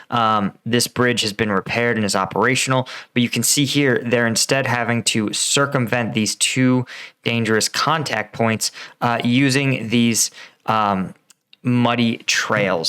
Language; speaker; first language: English; native; English